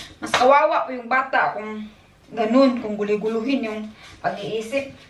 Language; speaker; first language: Filipino; non-native, local second language; Cebuano